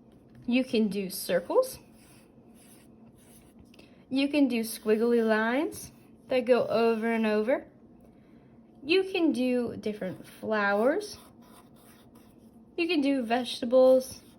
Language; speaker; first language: English; native; English